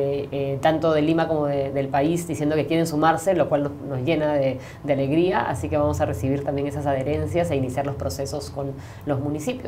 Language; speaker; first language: Spanish; native; Spanish